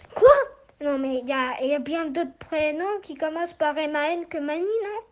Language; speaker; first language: French; native; French